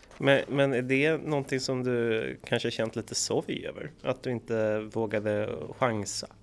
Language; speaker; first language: Swedish; native; Swedish